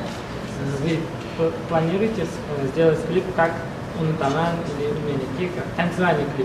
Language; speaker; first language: Russian; non-native, local second language; Uzbek